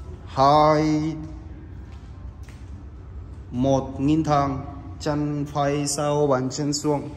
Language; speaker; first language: Vietnamese; non-native, learner; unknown